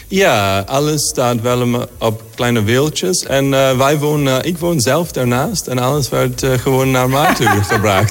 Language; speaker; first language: Dutch; non-native, fluent; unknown